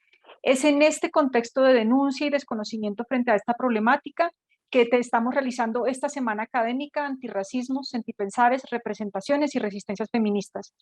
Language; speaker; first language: Spanish; native; Spanish